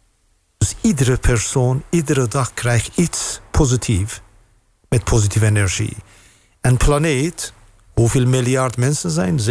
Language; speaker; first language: Dutch; non-native, fluent; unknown